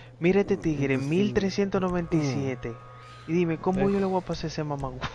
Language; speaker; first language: Spanish; native; Spanish